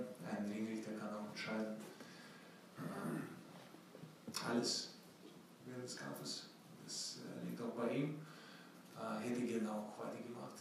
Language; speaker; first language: German; non-native, fluent; Ukrainian